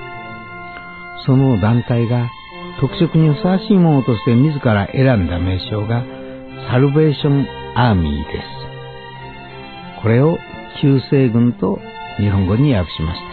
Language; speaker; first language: Japanese; native; Japanese